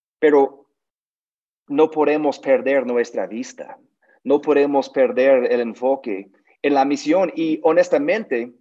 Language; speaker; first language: Spanish; non-native, learner; English